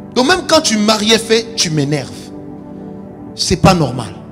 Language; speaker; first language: French; non-native, local second language; Lingala